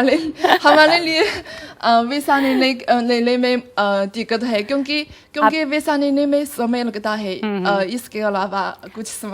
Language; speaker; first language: Hindi; non-native, fluent; Chinese